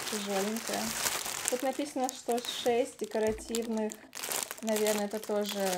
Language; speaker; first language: Russian; native; Russian